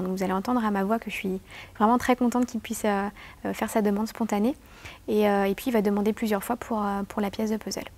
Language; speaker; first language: French; native; French